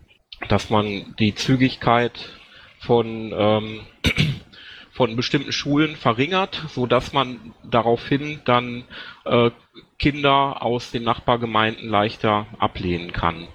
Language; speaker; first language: German; native; German